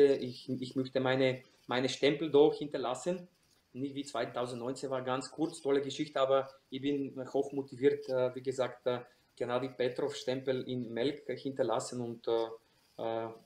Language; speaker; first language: German; non-native, fluent; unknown